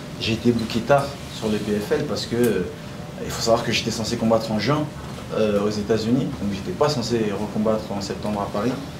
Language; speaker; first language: French; native; French